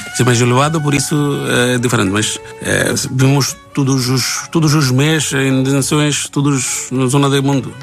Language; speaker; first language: Portuguese; non-native, learner; Bangla